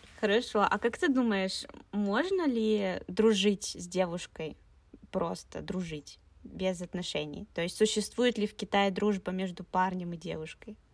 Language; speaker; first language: Russian; native; Russian